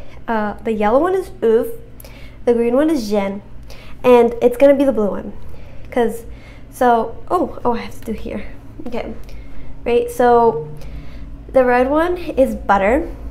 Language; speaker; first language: English; native; English